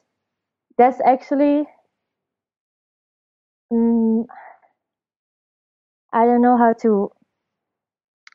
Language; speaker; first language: English; non-native, fluent; Dutch